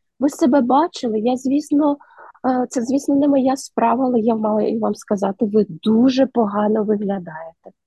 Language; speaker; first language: Ukrainian; native; Ukrainian